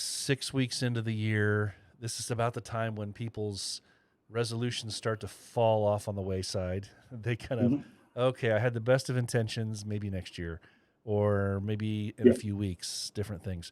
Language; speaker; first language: English; native; English